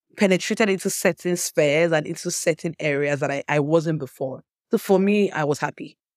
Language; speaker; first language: English; non-native, local second language; Yoruba